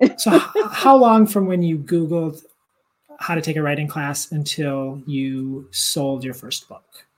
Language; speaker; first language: English; native; English